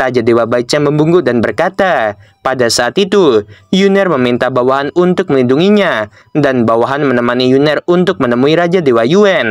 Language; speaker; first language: Indonesian; native; Indonesian